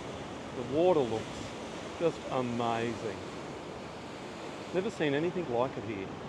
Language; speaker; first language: English; native; English